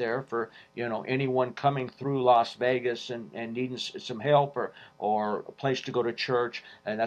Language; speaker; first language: English; native; English